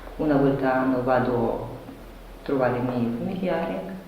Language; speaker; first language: Italian; non-native, learner; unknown